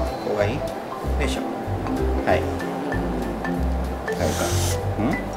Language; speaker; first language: Japanese; native; Japanese